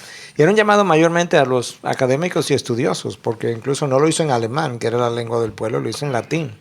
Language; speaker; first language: Spanish; native; Spanish